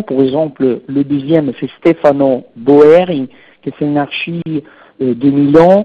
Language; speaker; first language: French; non-native, fluent; Italian